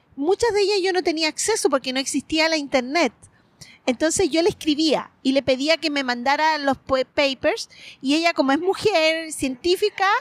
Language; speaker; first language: Spanish; native; Spanish